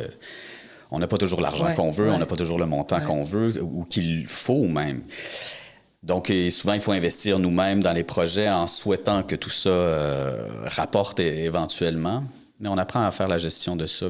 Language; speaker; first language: French; native; French